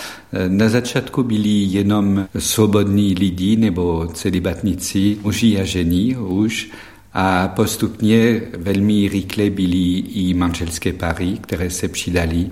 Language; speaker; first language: Czech; non-native, fluent; French